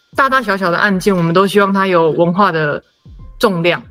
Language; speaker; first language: Chinese; native; Chinese